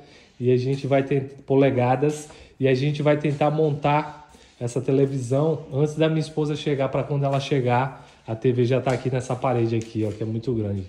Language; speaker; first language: Portuguese; native; Portuguese